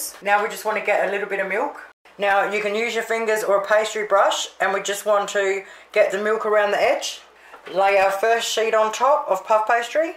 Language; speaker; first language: English; native; English